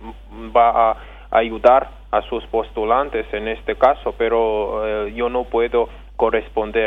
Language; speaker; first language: Spanish; non-native, fluent; Russian